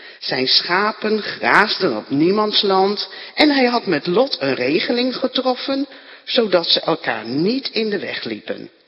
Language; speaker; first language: Dutch; native; Dutch